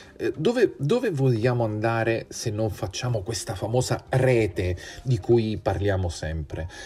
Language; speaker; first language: Italian; native; Italian